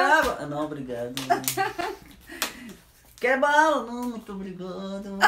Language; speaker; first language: Portuguese; non-native, fluent; French